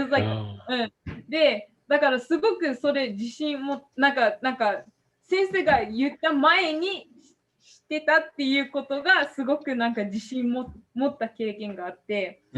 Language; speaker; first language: Japanese; non-native, fluent; English